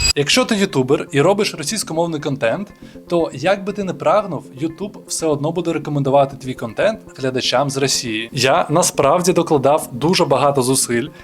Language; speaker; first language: Ukrainian; non-native, local second language; Russian